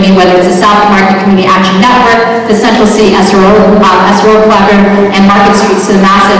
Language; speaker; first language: English; native; English